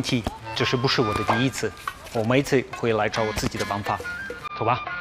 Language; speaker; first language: Chinese; non-native, learner; English